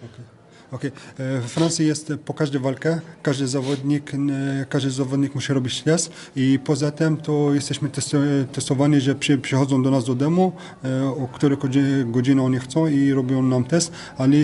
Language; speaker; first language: Polish; non-native, fluent; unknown